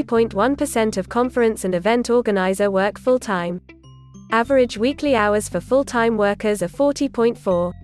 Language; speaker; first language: English; non-native, local second language; Hindi